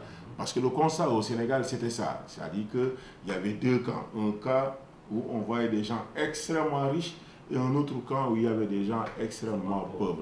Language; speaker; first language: French; non-native, local second language; Wolof